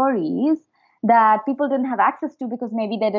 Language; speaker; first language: English; non-native, local second language; Hindi